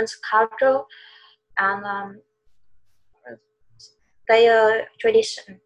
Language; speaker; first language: English; non-native, learner; Vietnamese